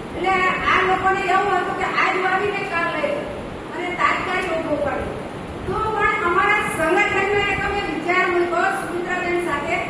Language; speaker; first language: Gujarati; native; Gujarati